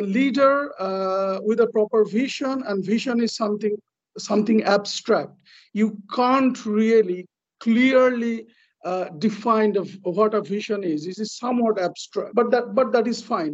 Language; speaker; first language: English; non-native, local second language; Bangla